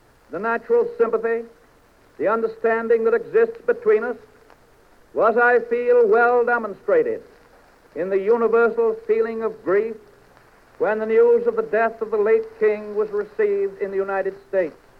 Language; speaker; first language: English; native; English